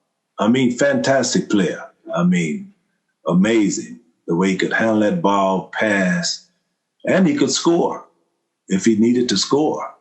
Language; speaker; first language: English; native; English